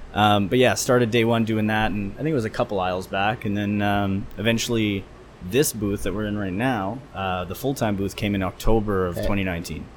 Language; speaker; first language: English; native; English